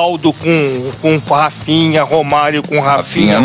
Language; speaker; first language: Portuguese; native; Portuguese